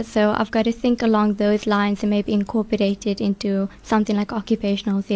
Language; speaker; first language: English; native; English